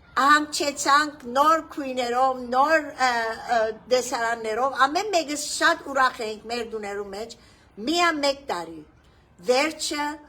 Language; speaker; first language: Armenian; early bilingual, heritage; Armenian